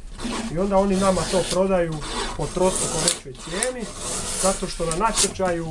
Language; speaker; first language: Croatian; native; Croatian